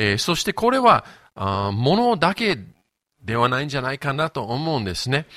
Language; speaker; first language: Japanese; non-native, fluent; English